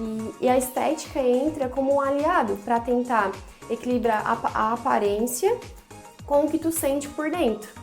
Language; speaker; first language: Portuguese; native; Portuguese